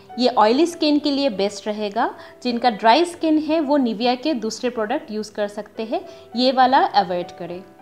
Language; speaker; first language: Hindi; non-native, local second language; Bangla